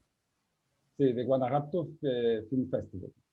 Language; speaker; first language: Spanish; non-native, fluent; Portuguese